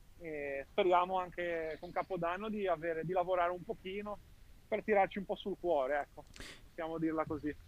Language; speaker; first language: Italian; native; Italian